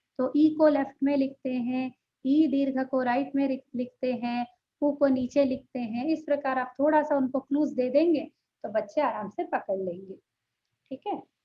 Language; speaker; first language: Hindi; non-native, local second language; Telugu